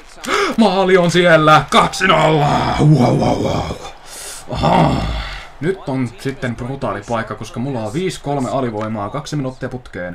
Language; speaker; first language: Finnish; native; Finnish